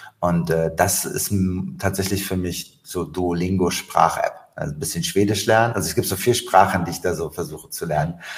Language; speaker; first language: German; early bilingual, other home language; Arabic